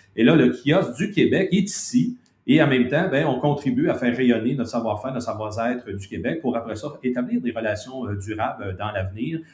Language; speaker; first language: French; native; French